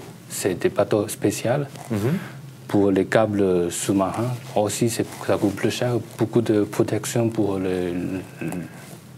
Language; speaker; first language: French; non-native, learner; Chinese